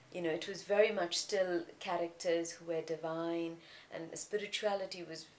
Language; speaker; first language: English; non-native, local second language; Tamil